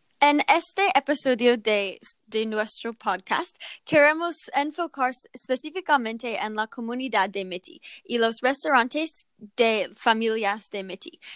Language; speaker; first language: Spanish; non-native, learner; English